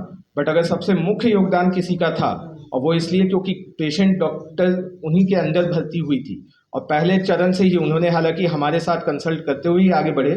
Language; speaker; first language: Hindi; native; Hindi